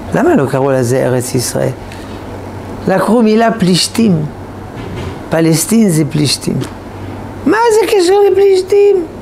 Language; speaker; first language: Hebrew; non-native, fluent; French